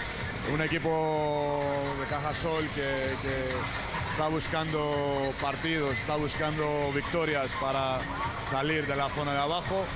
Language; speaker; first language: Spanish; non-native, fluent; Greek